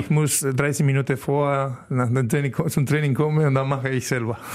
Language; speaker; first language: German; non-native, learner; Spanish